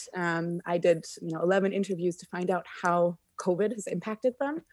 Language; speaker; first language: English; native; English